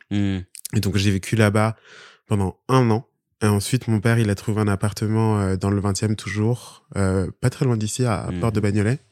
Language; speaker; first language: French; early bilingual, other home language; Spanish